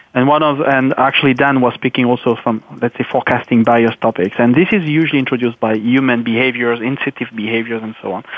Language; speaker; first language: English; non-native, fluent; French